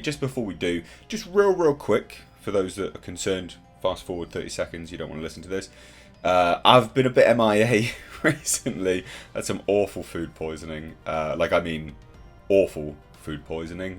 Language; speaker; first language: English; native; English